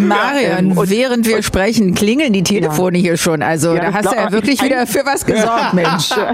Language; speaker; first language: German; native; German